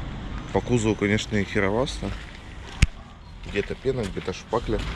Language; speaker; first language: Russian; native; Russian